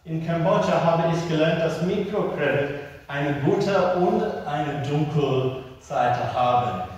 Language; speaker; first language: German; non-native, learner; English